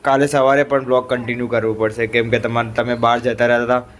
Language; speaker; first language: Gujarati; early bilingual, other home language; Hindi